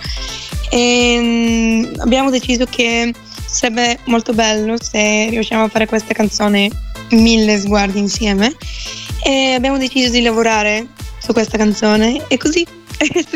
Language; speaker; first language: Italian; non-native, fluent; Bulgarian